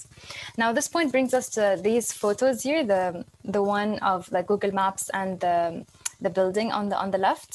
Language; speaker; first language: English; non-native, fluent; Arabic